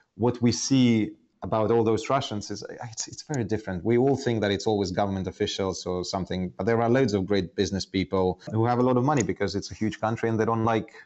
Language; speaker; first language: English; non-native, fluent; Estonian